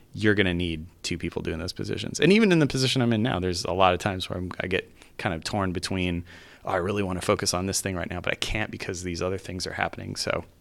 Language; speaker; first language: English; native; English